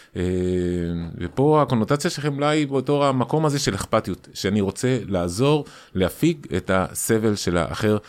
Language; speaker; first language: Hebrew; non-native, fluent; Spanish